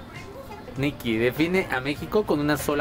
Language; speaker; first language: Spanish; native; Spanish